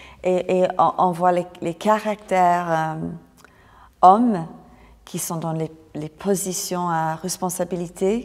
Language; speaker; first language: French; non-native, fluent; English